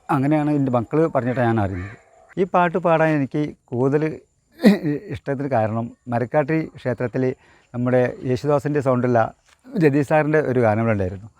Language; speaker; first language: Malayalam; native; Malayalam